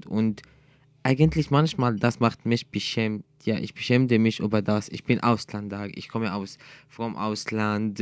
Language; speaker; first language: German; non-native, learner; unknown